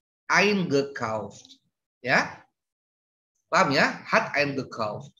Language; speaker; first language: German; non-native, learner; Indonesian